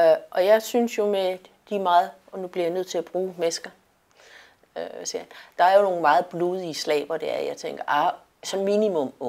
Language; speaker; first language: Danish; native; Danish